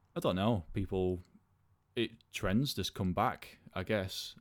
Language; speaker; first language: English; native; English